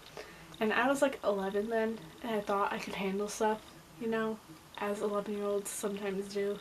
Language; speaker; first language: English; native; English